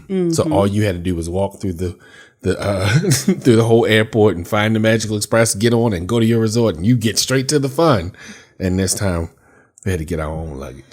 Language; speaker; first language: English; native; English